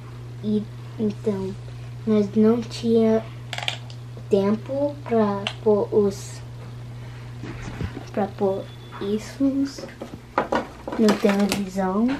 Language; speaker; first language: Portuguese; early bilingual, heritage; Portuguese